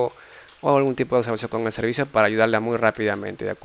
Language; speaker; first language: Spanish; native; Spanish